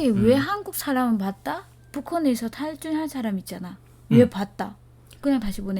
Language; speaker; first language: Korean; non-native, learner; Vietnamese